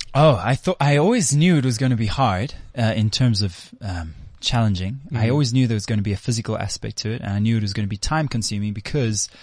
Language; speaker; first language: English; native; English